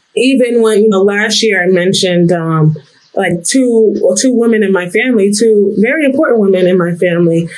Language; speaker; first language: English; native; English